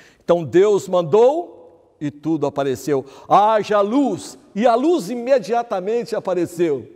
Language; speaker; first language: Portuguese; native; Portuguese